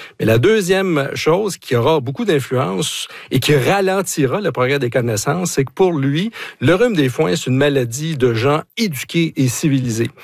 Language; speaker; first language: French; native; French